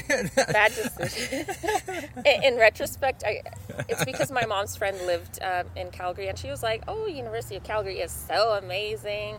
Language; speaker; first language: English; non-native, local second language; Shona